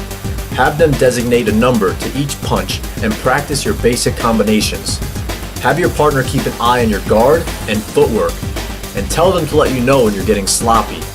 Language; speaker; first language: English; native; English